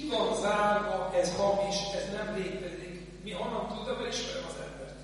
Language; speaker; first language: Hungarian; non-native, fluent; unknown